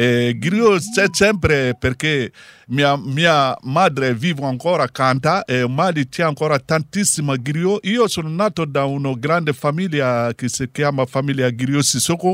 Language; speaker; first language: Italian; non-native, learner; Bambara